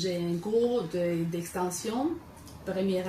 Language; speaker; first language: French; non-native, fluent; Spanish